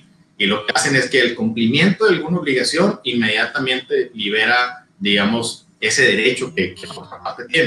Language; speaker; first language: Spanish; native; Spanish